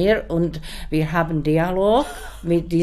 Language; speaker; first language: German; non-native, learner; Czech